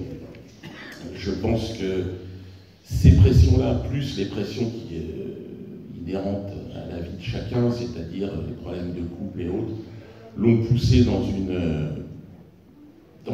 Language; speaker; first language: French; native; French